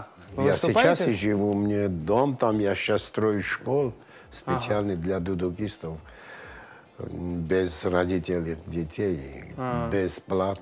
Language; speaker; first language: Russian; non-native, local second language; Armenian